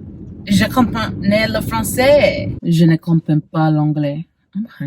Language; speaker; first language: French; non-native, learner; English